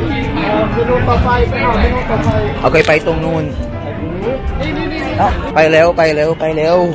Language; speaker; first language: Thai; non-native, learner; Filipino